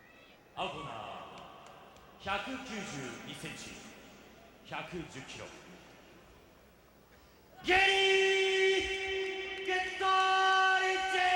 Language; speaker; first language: Japanese; native; Japanese